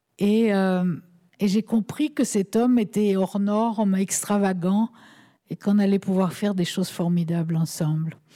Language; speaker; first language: French; native; French